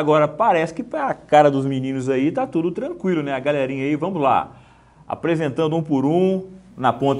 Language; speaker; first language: Portuguese; native; Portuguese